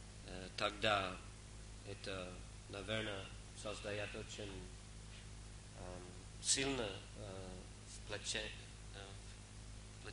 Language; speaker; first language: Russian; non-native, fluent; English